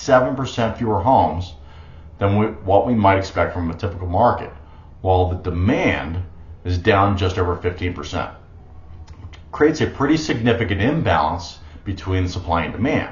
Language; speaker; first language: English; native; English